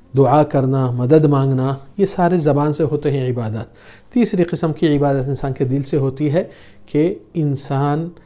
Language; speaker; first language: Urdu; non-native, fluent; Arabic